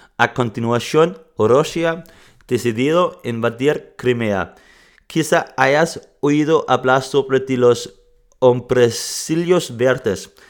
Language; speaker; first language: Spanish; non-native, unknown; Danish